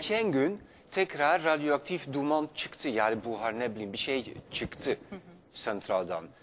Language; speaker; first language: Turkish; non-native, fluent; Dutch